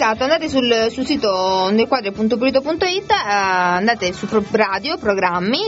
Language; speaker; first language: Italian; native; Italian